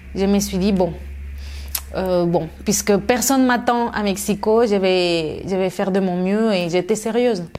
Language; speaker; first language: French; non-native, fluent; Spanish